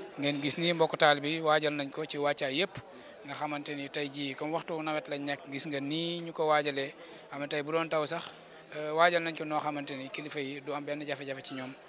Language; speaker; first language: Wolof; native; Wolof